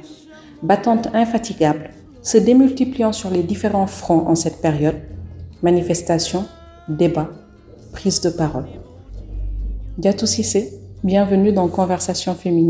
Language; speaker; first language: French; non-native, local second language; Wolof